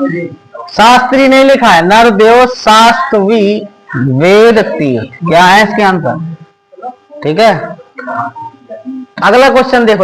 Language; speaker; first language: Hindi; native; Hindi